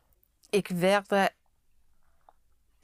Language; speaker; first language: German; non-native, learner; English